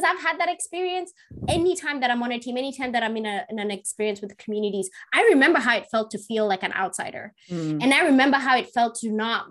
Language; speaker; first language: English; non-native, local second language; Kikuyu